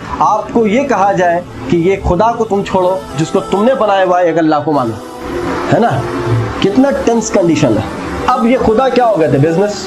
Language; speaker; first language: Urdu; native; Urdu